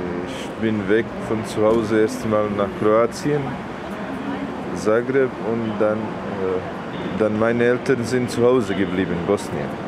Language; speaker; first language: German; non-native, learner; Bosnian